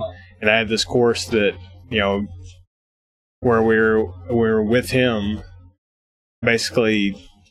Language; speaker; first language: English; native; English